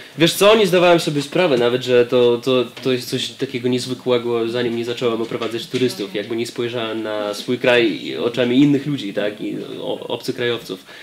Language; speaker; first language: Polish; non-native, fluent; Russian